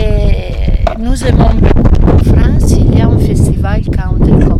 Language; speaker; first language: French; non-native, learner; Italian